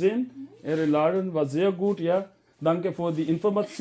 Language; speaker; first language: German; non-native, learner; Urdu